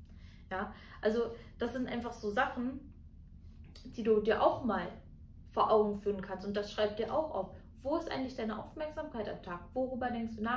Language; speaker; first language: German; native; German